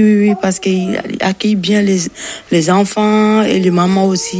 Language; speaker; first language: French; non-native, local second language; Bambara